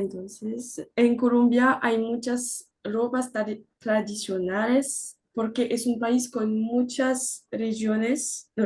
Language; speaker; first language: Spanish; non-native, learner; French